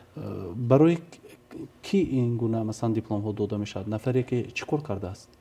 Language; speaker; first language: Tajik; native; Tajik